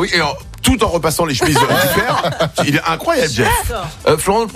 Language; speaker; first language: French; native; French